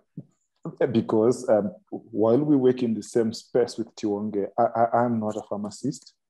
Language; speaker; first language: English; non-native, local second language; Shona